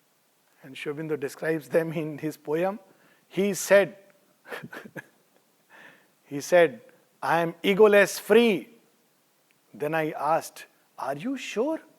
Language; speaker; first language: English; non-native, local second language; Hindi